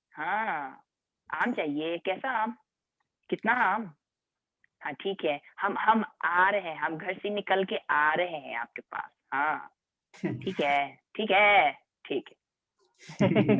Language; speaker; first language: Hindi; non-native, fluent; English